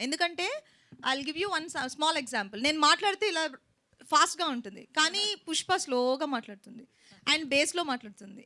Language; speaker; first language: Telugu; native; Telugu